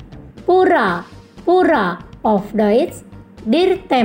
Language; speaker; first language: German; non-native, fluent; Indonesian